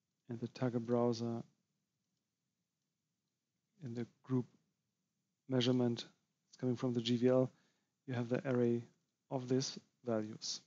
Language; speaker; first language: English; non-native, fluent; German